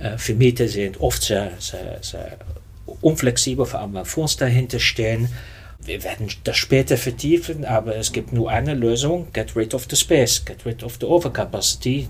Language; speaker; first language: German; non-native, fluent; Dutch